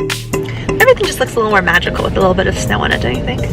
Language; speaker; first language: English; native; English